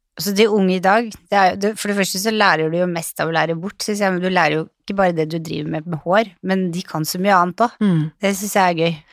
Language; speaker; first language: Norwegian; native; Norwegian